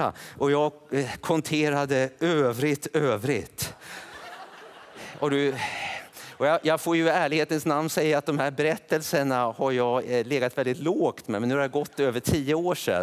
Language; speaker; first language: Swedish; native; Swedish